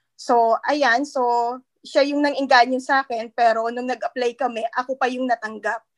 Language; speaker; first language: Filipino; native; Filipino